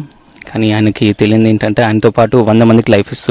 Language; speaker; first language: Telugu; native; Telugu